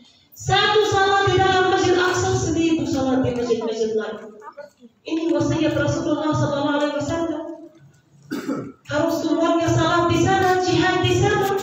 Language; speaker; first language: Indonesian; non-native, learner; Arabic